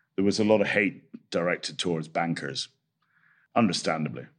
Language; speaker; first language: English; native; English